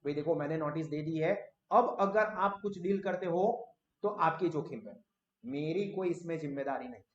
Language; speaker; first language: Hindi; non-native, local second language; Gujarati